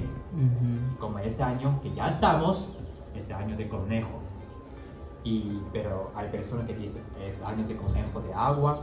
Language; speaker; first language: Spanish; non-native, fluent; Chinese